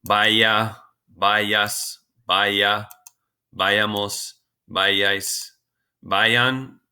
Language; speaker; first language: Spanish; non-native, fluent; English